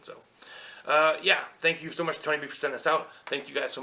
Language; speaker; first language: English; native; English